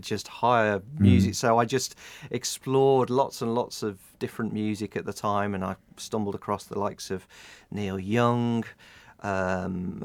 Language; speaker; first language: English; native; English